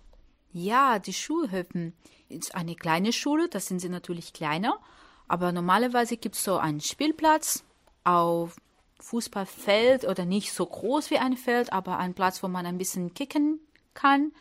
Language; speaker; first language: German; non-native, fluent; Portuguese